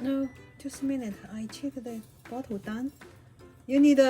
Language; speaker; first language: English; non-native, learner; Chinese